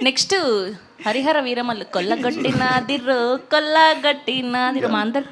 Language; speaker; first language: Telugu; native; Telugu